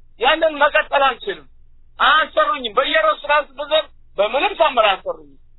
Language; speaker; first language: Amharic; native; Amharic